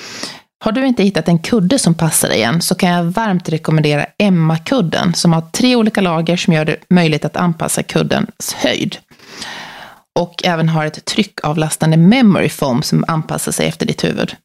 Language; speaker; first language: Swedish; native; Swedish